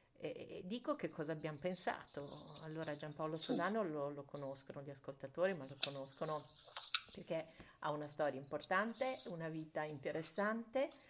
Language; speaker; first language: Italian; native; Italian